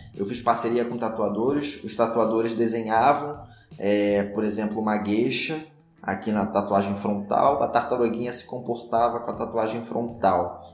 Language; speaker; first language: Portuguese; native; Portuguese